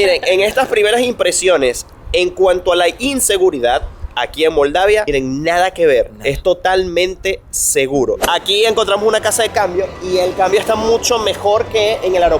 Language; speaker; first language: Spanish; native; Spanish